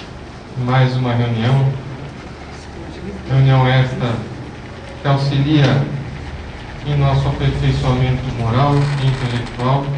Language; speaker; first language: Portuguese; native; Portuguese